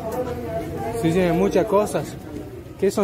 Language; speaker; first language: Spanish; non-native, learner; English